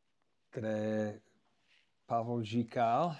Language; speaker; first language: Czech; non-native, fluent; English